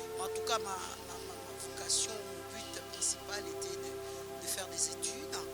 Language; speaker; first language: French; non-native, local second language; Lingala